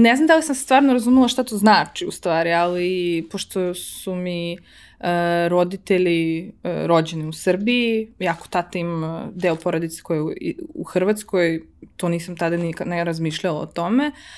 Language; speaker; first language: Serbian; early bilingual, heritage; Serbian